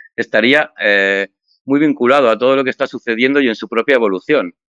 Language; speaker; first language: Spanish; native; Spanish